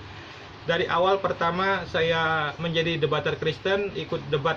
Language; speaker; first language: Indonesian; native; Indonesian